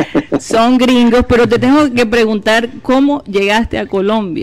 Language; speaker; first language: Spanish; native; Spanish